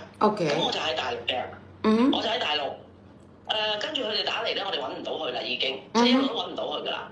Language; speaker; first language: Cantonese; native; Cantonese